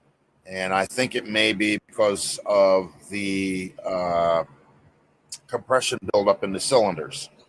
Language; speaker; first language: English; native; English